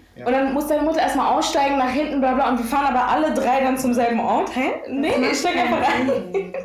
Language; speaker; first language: German; early bilingual, other home language; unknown